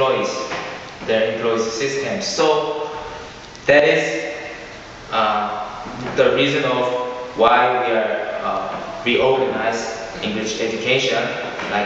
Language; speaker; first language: English; non-native, learner; Korean